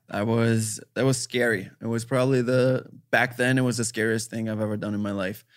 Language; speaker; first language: English; non-native, fluent; German